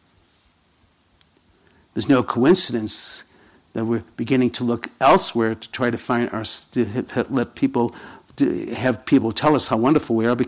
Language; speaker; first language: English; native; English